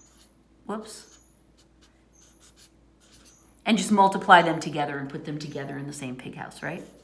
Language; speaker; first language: English; native; English